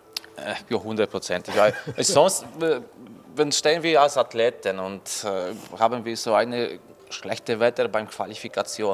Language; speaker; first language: German; non-native, learner; Polish